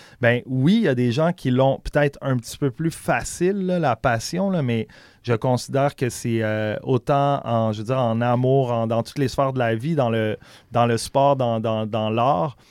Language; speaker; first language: French; native; French